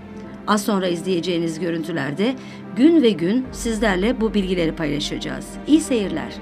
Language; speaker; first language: Turkish; native; Turkish